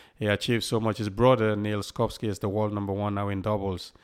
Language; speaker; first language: English; non-native, local second language; Krio